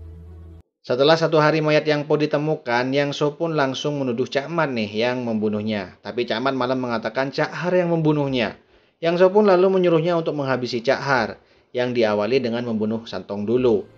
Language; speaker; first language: Indonesian; native; Indonesian